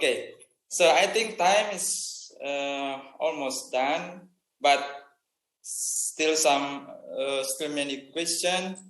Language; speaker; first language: English; non-native, fluent; Indonesian